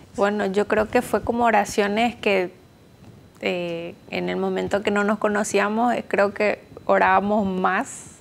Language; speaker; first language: Spanish; native; Spanish